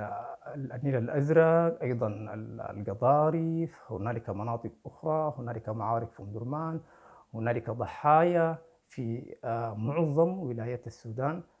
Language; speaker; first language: Arabic; native; Arabic